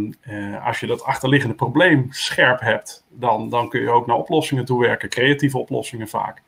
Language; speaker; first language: Dutch; native; Dutch